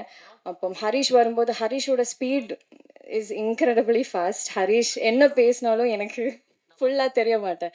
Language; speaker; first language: Tamil; non-native, learner; Malayalam